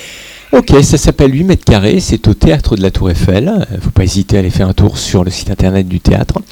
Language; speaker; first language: French; native; French